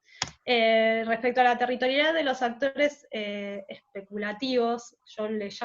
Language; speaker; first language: Spanish; native; Spanish